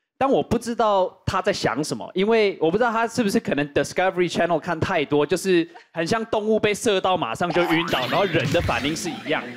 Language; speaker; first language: Chinese; non-native, fluent; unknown